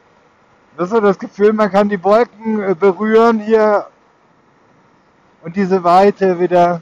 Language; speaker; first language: German; native; German